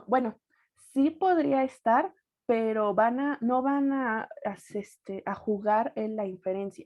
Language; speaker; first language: Spanish; native; Spanish